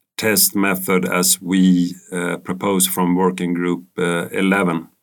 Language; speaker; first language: English; non-native, fluent; Swedish